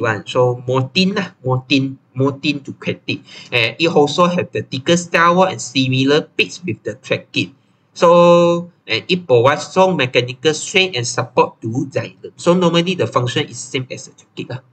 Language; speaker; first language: English; non-native, local second language; Chinese